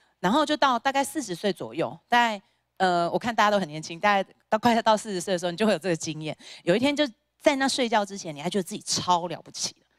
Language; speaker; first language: Chinese; native; Chinese